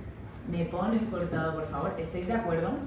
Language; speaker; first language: Spanish; native; Spanish